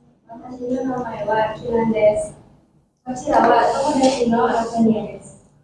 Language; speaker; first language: Japanese; non-native, learner; Indonesian